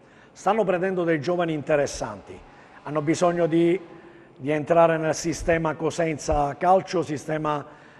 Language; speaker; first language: Italian; native; Italian